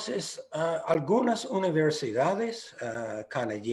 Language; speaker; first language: Spanish; non-native, fluent; English